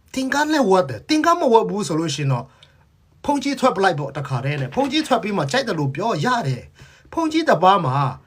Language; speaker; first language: Burmese; non-native, local second language; Hakha Chin